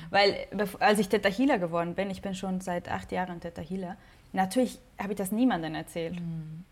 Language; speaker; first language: German; non-native, fluent; Spanish